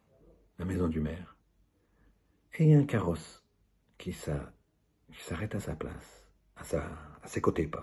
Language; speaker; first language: French; native; French